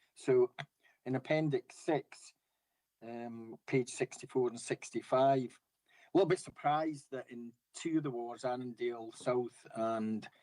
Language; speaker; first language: English; native; English